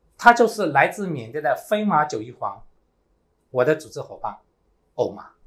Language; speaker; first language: Chinese; early bilingual, heritage; Chinese